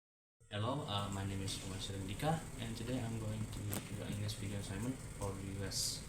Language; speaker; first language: English; non-native, learner; Indonesian